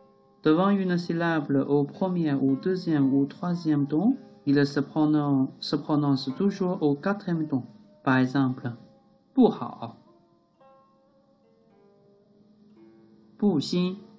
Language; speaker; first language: French; non-native, learner; Chinese